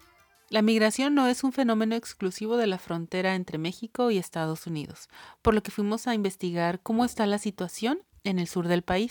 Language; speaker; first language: Spanish; native; Spanish